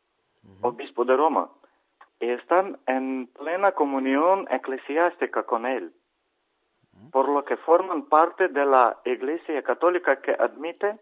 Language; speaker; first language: Spanish; non-native, learner; Ukrainian